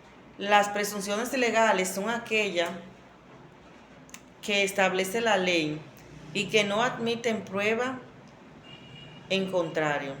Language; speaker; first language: Spanish; native; Spanish